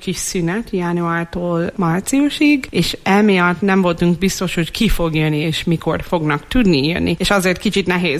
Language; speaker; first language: Hungarian; non-native, fluent; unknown